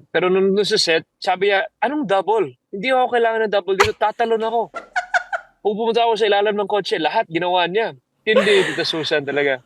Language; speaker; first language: Filipino; non-native, local second language; Cebuano